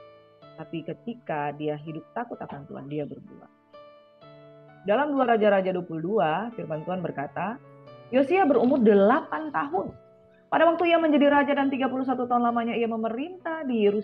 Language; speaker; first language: Indonesian; native; Indonesian